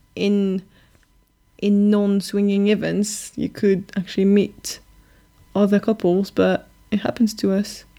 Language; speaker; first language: English; non-native, fluent; French